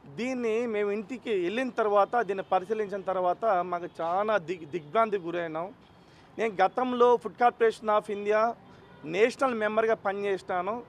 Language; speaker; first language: Telugu; native; Telugu